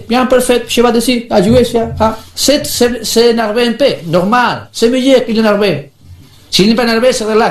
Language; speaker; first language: French; non-native, learner; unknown